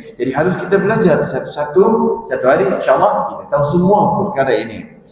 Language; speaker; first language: Malay; non-native, fluent; Arabic